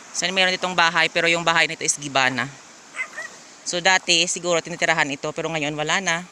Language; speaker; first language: Filipino; non-native, local second language; Hiligaynon